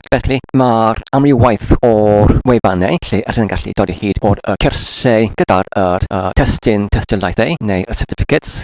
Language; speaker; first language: Welsh; non-native, learner; English